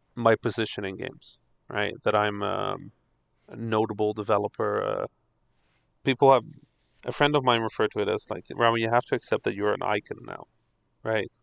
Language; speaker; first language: English; non-native, fluent; Dutch